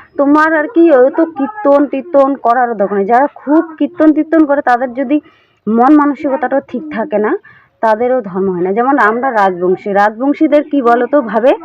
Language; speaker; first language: Bangla; non-native, local second language; Rangpuri